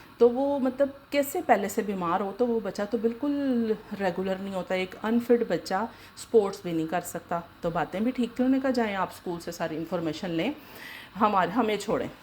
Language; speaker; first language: Urdu; native; Urdu